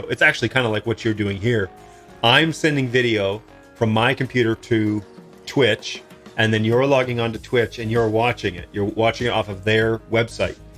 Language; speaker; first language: English; native; English